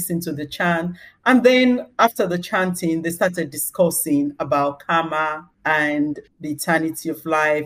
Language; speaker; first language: English; non-native, local second language; Krio